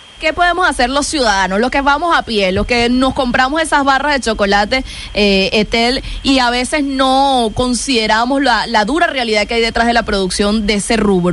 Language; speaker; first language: Spanish; native; Spanish